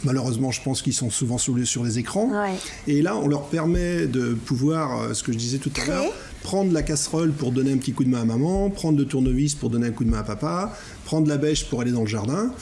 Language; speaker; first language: French; native; French